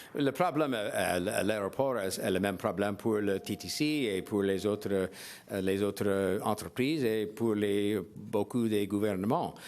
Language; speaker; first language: French; non-native, learner; English